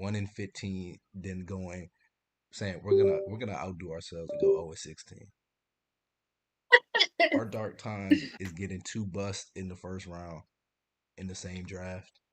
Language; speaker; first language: English; native; English